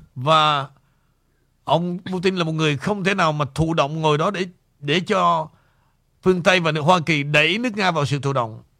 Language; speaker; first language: Vietnamese; native; Vietnamese